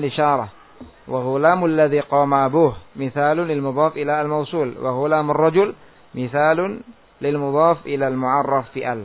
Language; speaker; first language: Arabic; non-native, fluent; Indonesian